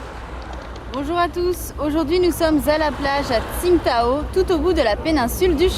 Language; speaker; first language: French; native; French